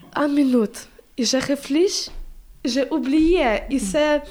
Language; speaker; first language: French; non-native, learner; Ukrainian